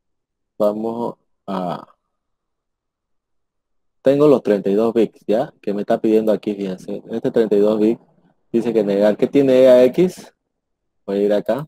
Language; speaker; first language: Spanish; native; Spanish